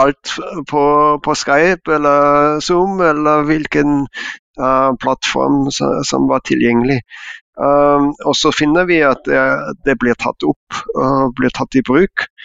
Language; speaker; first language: Norwegian; non-native, fluent; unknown